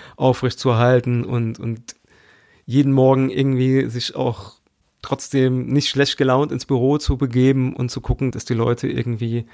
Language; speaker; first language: German; native; German